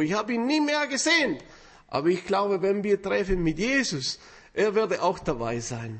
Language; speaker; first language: German; non-native, fluent; Spanish